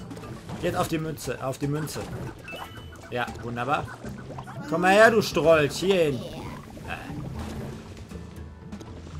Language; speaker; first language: German; native; German